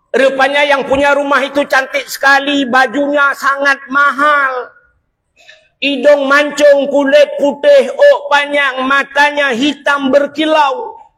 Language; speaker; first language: Malay; non-native, local second language; Achinese